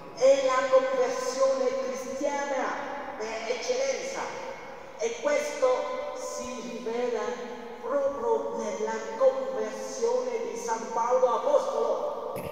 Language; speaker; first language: Italian; non-native, fluent; Vietnamese